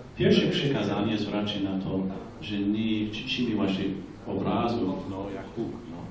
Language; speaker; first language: Polish; non-native, fluent; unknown